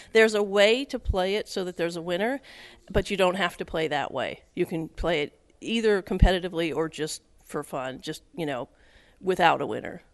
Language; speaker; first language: English; native; English